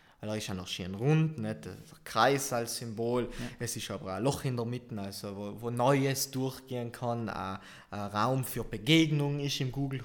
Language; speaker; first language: German; native; German